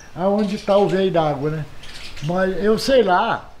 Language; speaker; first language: Portuguese; native; Portuguese